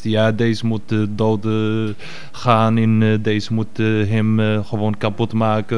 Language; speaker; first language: Dutch; non-native, fluent; Arabic